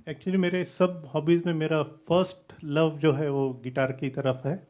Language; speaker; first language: Hindi; non-native, local second language; Marathi